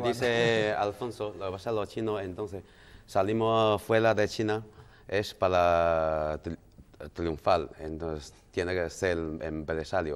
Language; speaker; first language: Spanish; non-native, learner; Chinese